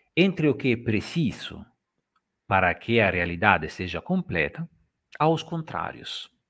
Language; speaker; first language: Portuguese; non-native, fluent; Italian